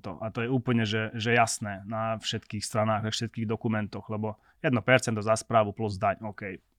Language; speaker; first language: Slovak; non-native, local second language; Hungarian